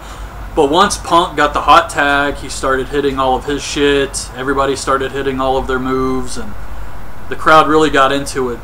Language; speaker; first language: English; native; English